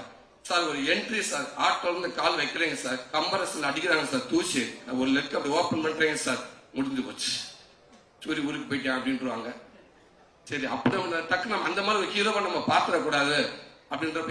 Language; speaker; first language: Tamil; native; Tamil